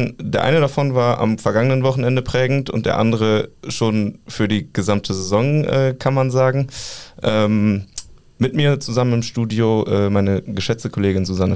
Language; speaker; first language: German; native; German